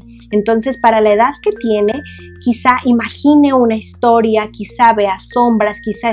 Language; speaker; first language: Spanish; native; Spanish